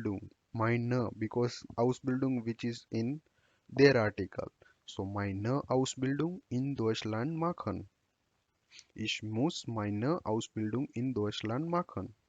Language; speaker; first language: German; non-native, fluent; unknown